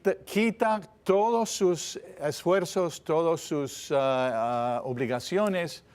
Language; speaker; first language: Spanish; non-native, fluent; English